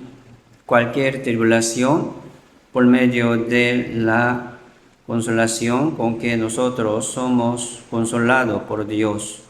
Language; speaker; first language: Spanish; non-native, learner; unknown